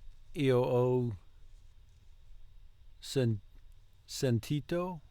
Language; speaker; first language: Italian; non-native, learner; English